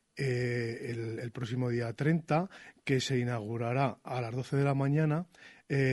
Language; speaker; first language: Spanish; native; Spanish